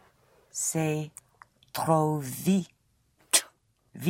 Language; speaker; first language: French; non-native, learner; English